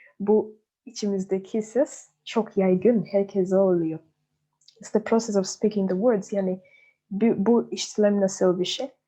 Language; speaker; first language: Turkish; non-native, learner; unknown